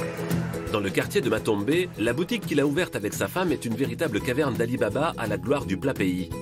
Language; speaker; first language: French; native; French